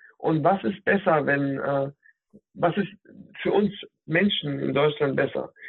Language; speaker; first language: German; native; German